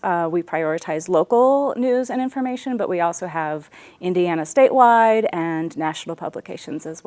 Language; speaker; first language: English; native; English